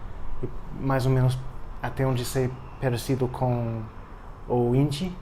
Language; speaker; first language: Portuguese; non-native, fluent; English